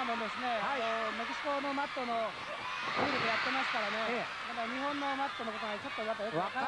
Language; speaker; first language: Japanese; native; Japanese